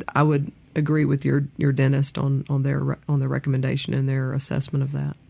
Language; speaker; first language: English; native; English